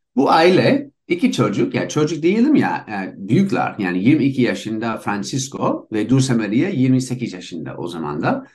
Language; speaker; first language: Turkish; non-native, fluent; English